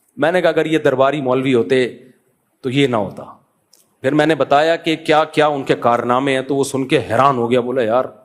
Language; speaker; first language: Urdu; native; Urdu